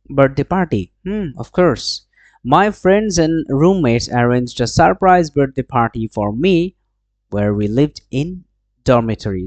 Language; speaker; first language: English; non-native, local second language; Bangla